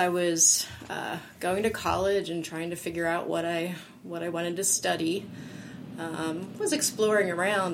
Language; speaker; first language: English; native; English